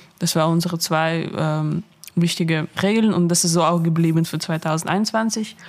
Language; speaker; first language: German; non-native, fluent; Russian